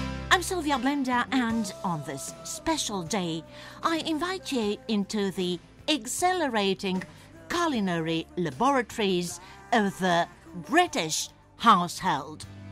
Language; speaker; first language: English; non-native, fluent; Romanian